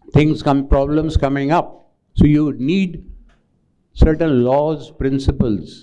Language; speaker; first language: English; non-native, local second language; Urdu